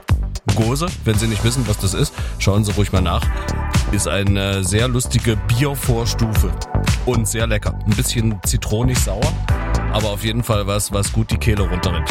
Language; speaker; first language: German; native; German